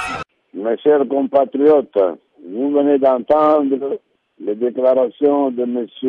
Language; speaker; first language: French; non-native, local second language; Lingala